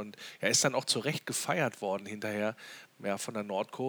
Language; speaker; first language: German; native; German